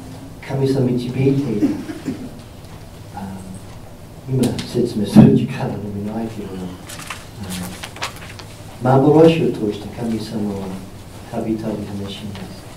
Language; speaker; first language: Japanese; non-native, fluent; English